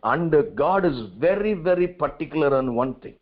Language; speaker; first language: English; non-native, local second language; Tamil